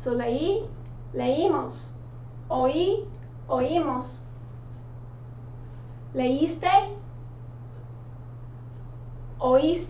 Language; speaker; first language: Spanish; non-native, fluent; English